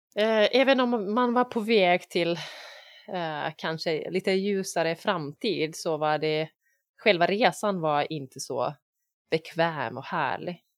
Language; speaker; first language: Swedish; non-native, fluent; Bosnian